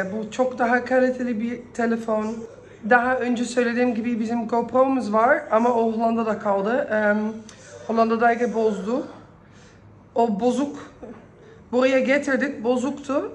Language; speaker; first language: Turkish; early bilingual, heritage; Dutch